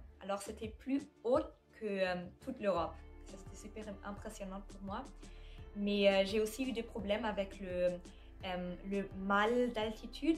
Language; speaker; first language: French; non-native, fluent; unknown